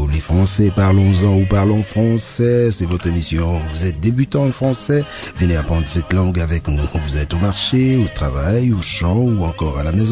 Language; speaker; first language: French; native; French